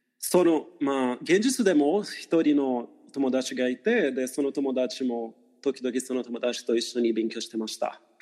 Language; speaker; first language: Japanese; non-native, fluent; Portuguese